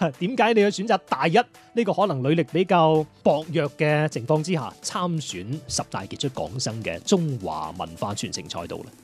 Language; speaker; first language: Cantonese; native; Cantonese